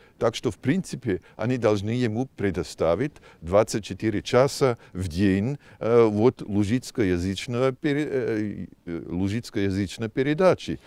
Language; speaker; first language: Russian; non-native, fluent; German